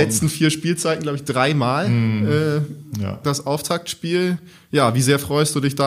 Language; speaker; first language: German; native; German